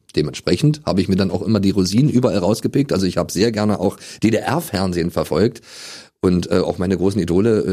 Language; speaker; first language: German; native; German